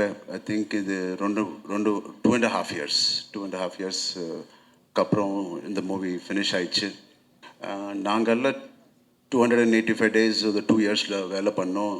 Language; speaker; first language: Tamil; non-native, local second language; Telugu